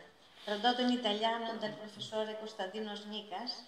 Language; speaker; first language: Italian; non-native, learner; Greek